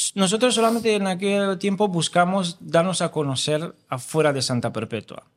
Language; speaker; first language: Spanish; non-native, fluent; Romanian